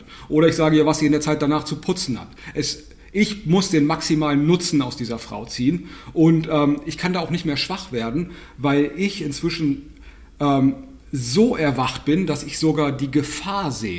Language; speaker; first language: German; native; German